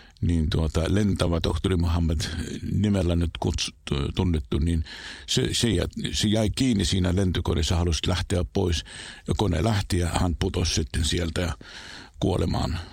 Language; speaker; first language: Finnish; non-native, fluent; Arabic